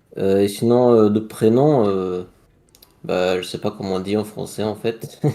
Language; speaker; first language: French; non-native, fluent; German